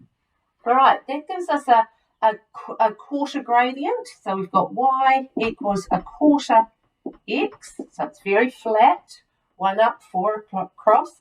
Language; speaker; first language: English; native; English